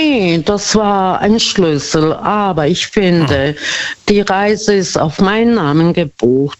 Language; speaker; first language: German; non-native, fluent; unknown